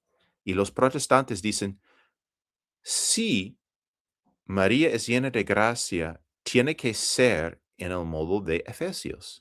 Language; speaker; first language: Spanish; non-native, fluent; English